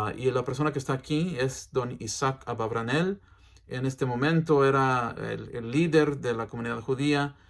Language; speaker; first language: Spanish; early bilingual, heritage; English